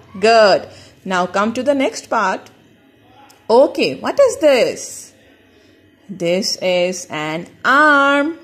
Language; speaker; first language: English; non-native, local second language; Urdu